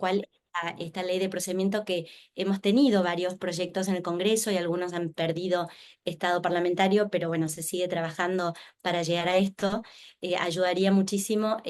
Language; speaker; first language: Spanish; native; Spanish